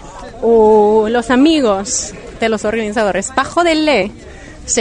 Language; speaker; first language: Spanish; non-native, learner; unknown